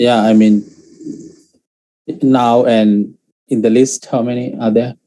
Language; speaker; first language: English; non-native, fluent; Vietnamese